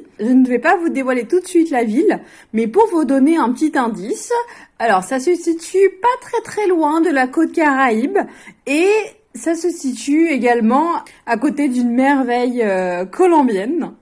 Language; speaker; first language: French; native; French